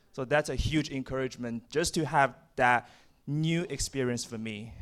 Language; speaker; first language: English; non-native, fluent; Chinese